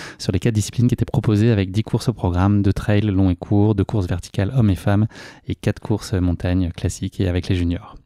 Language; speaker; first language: French; native; French